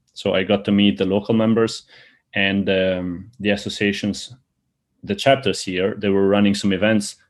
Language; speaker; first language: English; early bilingual, other home language; Albanian